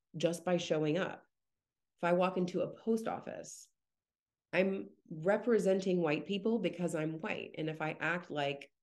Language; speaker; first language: English; native; English